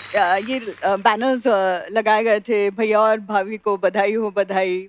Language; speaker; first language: Hindi; non-native, local second language; Marathi